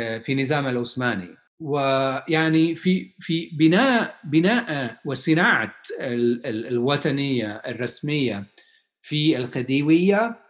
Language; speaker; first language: Arabic; non-native, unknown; Hungarian